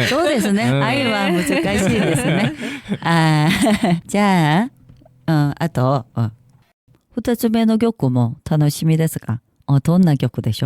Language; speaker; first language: Japanese; non-native, learner; Korean